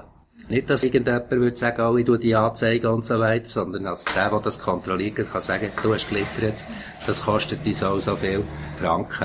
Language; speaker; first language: German; native; German